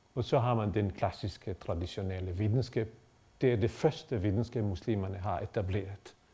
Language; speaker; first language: Danish; non-native, fluent; Bosnian